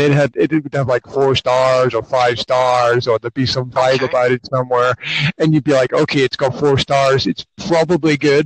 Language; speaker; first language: English; native; English